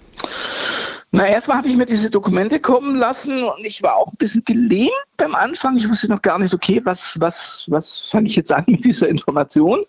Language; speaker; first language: German; native; German